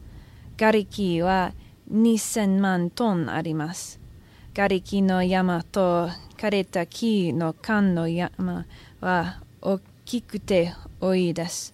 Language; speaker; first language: Japanese; non-native, learner; English